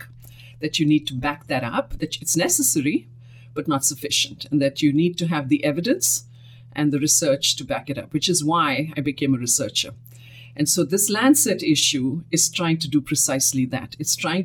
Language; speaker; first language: English; non-native, local second language; Hindi